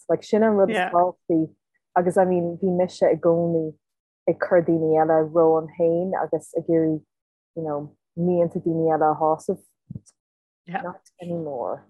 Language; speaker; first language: Irish; non-native, local second language; English